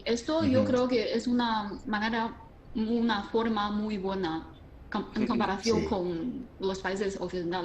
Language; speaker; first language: Spanish; non-native, fluent; Chinese